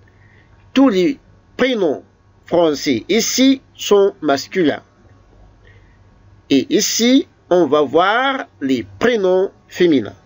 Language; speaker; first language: French; non-native, fluent; Arabic